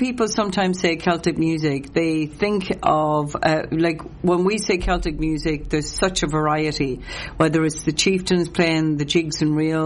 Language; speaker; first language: English; non-native, local second language; Irish